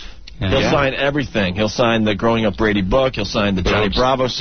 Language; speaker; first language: English; native; English